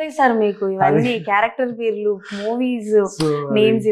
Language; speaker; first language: Telugu; native; Telugu